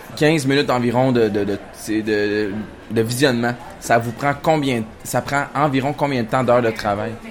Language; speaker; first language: French; native; French